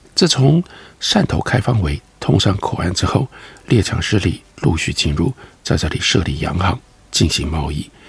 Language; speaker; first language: Chinese; native; Chinese